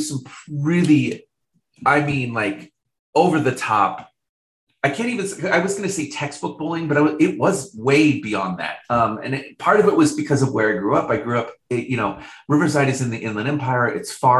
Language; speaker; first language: English; native; English